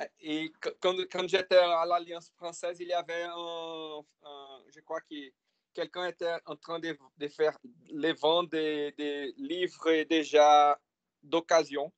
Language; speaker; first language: French; non-native, fluent; Portuguese